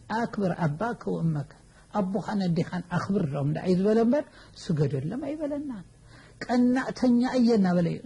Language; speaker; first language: Tigrinya; native; Tigrinya